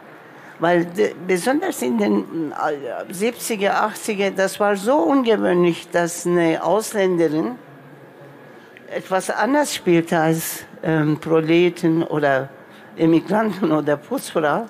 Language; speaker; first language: German; non-native, local second language; Turkish